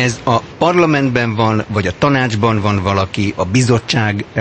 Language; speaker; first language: Hungarian; native; Hungarian